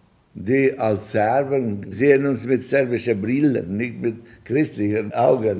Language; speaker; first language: German; non-native, fluent; Albanian